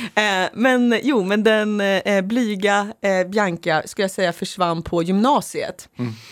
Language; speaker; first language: Swedish; early bilingual, other home language; Finnish